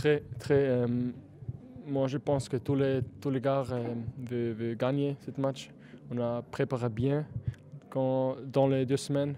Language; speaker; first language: French; non-native, learner; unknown